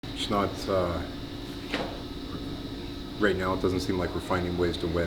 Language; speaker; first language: English; native; English